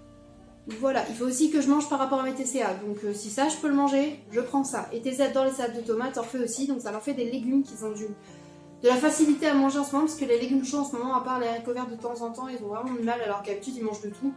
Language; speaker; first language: French; native; French